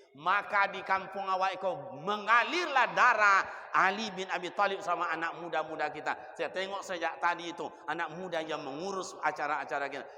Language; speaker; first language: Malay; non-native, local second language; Minangkabau